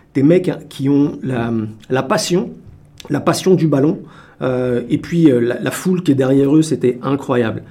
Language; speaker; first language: French; native; French